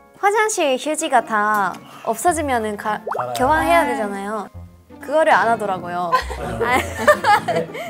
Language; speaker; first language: Korean; non-native, fluent; Japanese